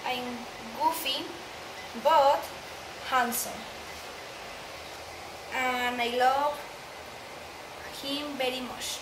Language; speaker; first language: English; non-native, learner; Spanish